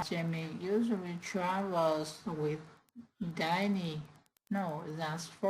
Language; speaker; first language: English; non-native, learner; Vietnamese